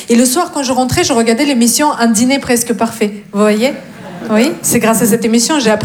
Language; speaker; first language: French; non-native, fluent; Russian